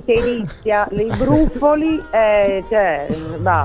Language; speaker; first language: Italian; native; Italian